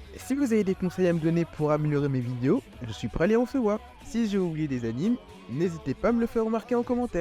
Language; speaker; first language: French; native; French